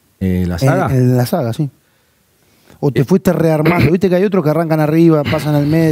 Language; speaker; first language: Spanish; native; Spanish